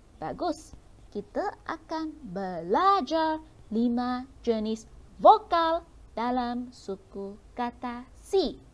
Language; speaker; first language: Malay; non-native, local second language; Chinese